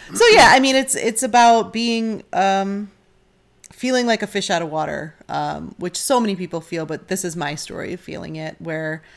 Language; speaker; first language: English; native; English